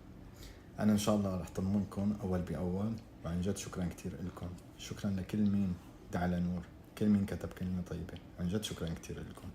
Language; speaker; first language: Arabic; native; Arabic